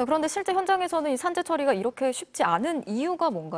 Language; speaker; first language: Korean; native; Korean